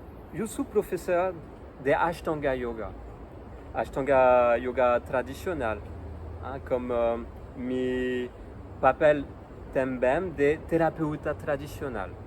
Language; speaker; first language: Portuguese; non-native, learner; French